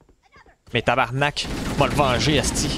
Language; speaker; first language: French; native; French